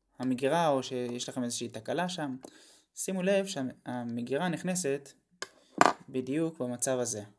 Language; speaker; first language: Hebrew; native; Hebrew